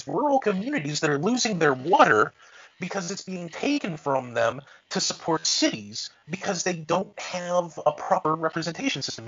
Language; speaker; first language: English; native; English